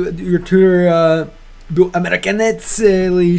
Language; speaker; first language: Russian; non-native, learner; English